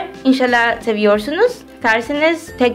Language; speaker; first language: Turkish; early bilingual, heritage; Turkish